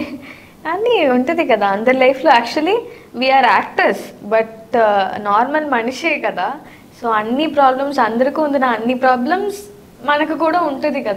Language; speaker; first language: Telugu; non-native, learner; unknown